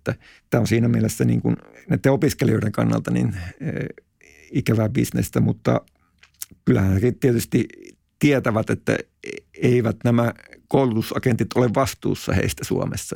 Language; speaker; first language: Finnish; native; Finnish